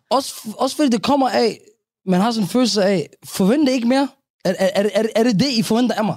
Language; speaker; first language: Danish; early bilingual, other home language; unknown